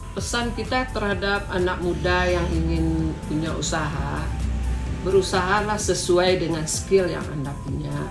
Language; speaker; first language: Indonesian; non-native, local second language; Minangkabau